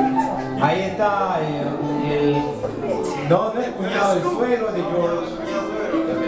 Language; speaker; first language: Spanish; early bilingual, heritage; Spanish